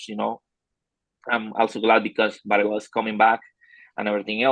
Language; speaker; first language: English; non-native, fluent; Spanish